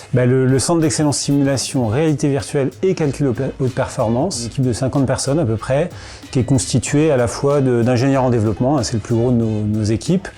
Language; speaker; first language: French; native; French